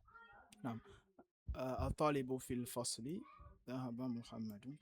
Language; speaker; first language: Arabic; non-native, fluent; French